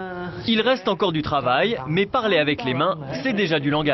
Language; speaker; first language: French; native; French